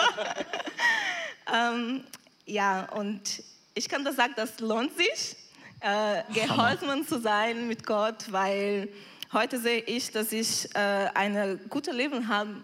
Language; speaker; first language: German; non-native, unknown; Portuguese